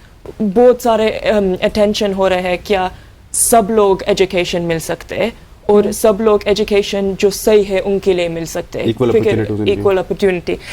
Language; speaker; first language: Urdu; early bilingual, heritage; Urdu